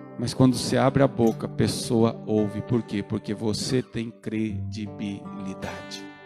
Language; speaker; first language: Portuguese; native; Portuguese